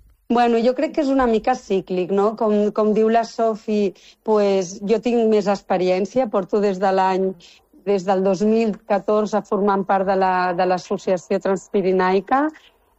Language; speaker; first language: Catalan; non-native, local second language; Spanish